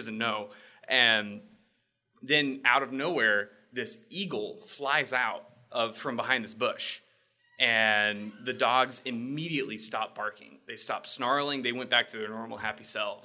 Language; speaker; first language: English; native; English